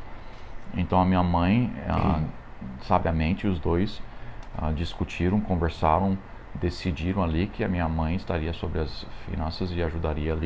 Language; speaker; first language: Portuguese; non-native, fluent; English